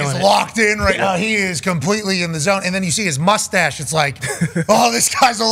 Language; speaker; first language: English; native; English